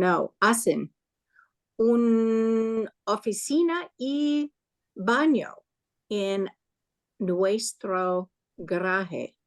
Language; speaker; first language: Spanish; non-native, learner; English